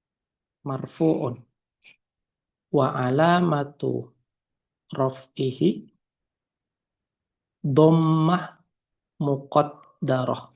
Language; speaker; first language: Arabic; non-native, fluent; Indonesian